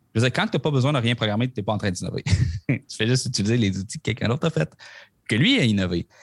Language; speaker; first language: French; native; French